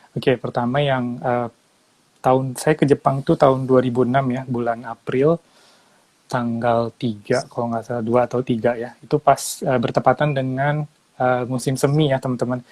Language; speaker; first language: Indonesian; native; Indonesian